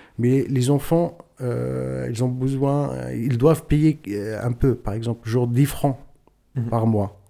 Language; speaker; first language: French; non-native, local second language; Tachelhit